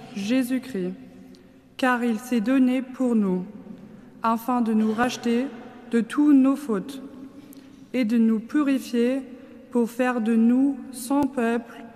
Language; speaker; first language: French; non-native, local second language; Luxembourgish